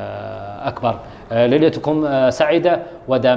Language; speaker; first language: Arabic; native; Arabic